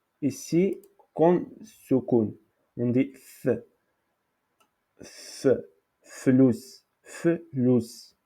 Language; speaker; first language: French; non-native, local second language; Arabic